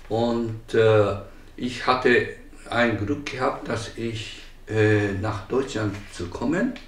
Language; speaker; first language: German; non-native, learner; Japanese